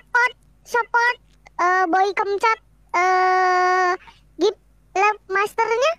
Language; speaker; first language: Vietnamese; non-native, learner; Indonesian